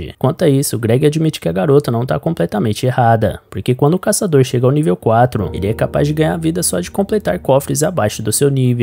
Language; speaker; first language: Portuguese; native; Portuguese